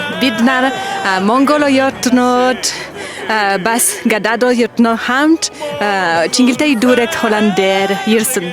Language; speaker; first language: Mongolian; non-native, learner; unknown